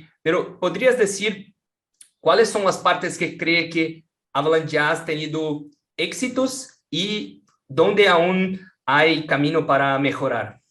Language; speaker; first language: Spanish; non-native, fluent; Portuguese